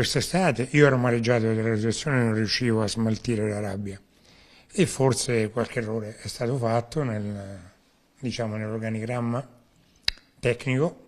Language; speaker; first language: Italian; native; Italian